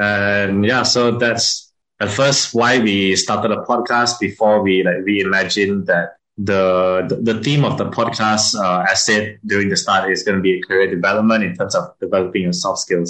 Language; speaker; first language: English; non-native, local second language; Chinese